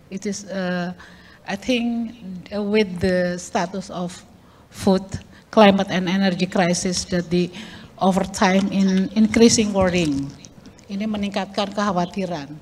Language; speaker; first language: English; non-native, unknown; Indonesian